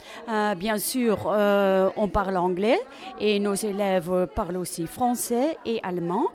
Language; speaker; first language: French; non-native, fluent; Dutch